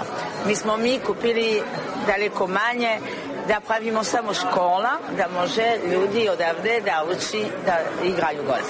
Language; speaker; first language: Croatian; non-native, learner; French